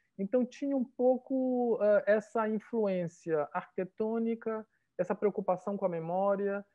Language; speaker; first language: Portuguese; native; Portuguese